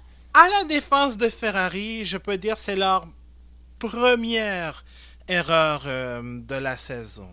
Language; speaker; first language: French; native; French